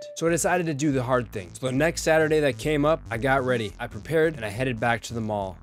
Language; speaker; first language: English; native; English